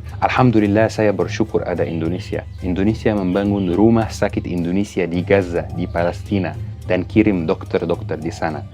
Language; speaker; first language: Indonesian; non-native, fluent; Arabic